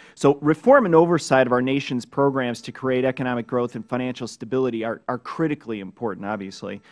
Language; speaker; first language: English; native; English